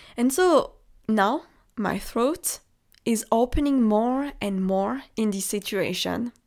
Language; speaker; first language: English; non-native, fluent; French